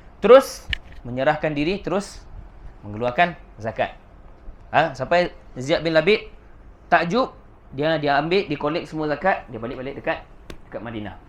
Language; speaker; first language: Malay; native; Malay